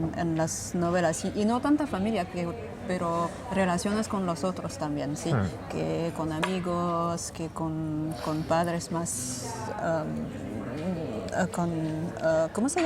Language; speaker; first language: Spanish; non-native, fluent; French